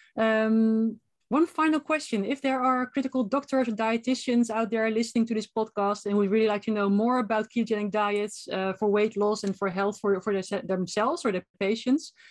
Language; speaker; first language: English; non-native, fluent; Dutch